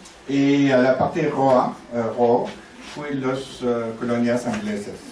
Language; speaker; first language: Spanish; non-native, learner; French